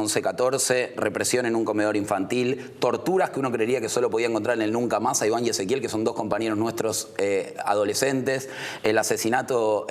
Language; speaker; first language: Spanish; native; Spanish